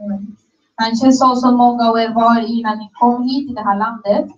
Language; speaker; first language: Swedish; non-native, learner; Spanish